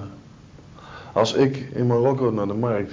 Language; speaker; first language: Dutch; native; Dutch